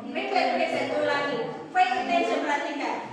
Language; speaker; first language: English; non-native, learner; Indonesian